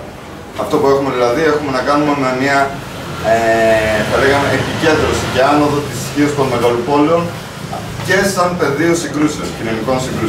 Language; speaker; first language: Greek; native; Greek